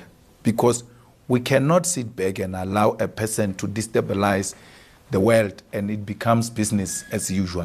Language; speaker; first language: English; non-native, local second language; Northern Sotho